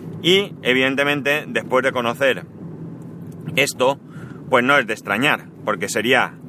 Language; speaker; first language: Spanish; native; Spanish